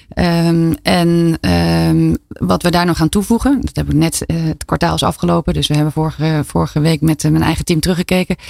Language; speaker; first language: Dutch; native; Dutch